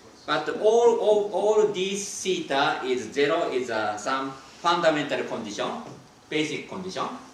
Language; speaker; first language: English; non-native, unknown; Japanese